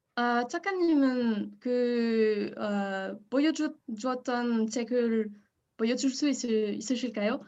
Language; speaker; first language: Korean; non-native, learner; French